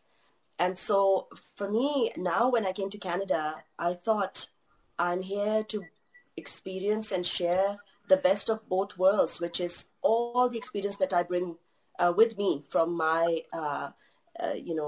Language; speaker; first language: English; non-native, local second language; Urdu